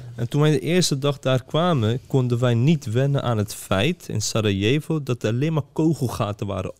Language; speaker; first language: Dutch; early bilingual, other home language; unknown